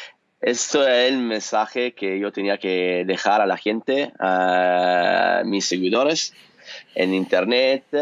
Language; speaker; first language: Spanish; non-native, fluent; Italian